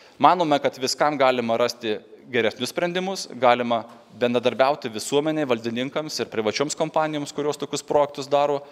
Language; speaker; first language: Lithuanian; native; Lithuanian